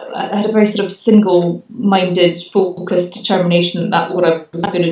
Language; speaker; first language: English; native; English